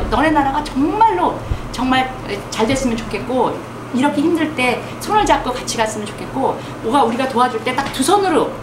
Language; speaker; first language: Korean; native; Korean